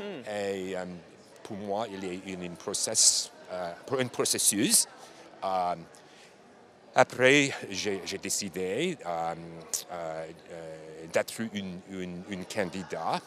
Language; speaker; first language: French; non-native, learner; English